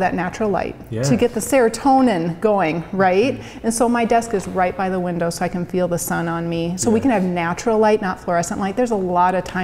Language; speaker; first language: English; native; English